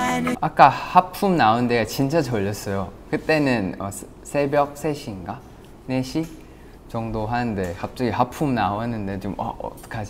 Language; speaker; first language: Korean; non-native, fluent; Thai